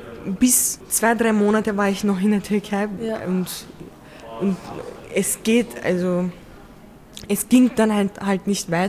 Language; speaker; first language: German; early bilingual, other home language; Turkish